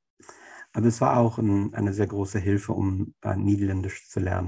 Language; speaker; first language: German; non-native, fluent; English